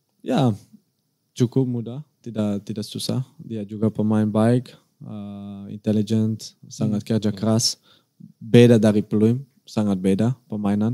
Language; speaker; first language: Indonesian; non-native, learner; Dutch